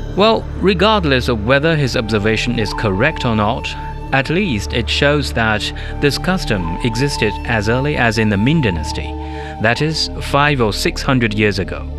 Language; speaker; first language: English; non-native, fluent; Chinese